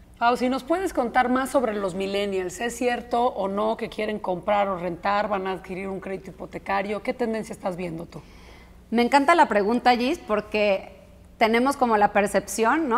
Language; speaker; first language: Spanish; native; Spanish